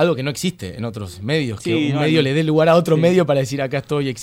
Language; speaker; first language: Spanish; native; Spanish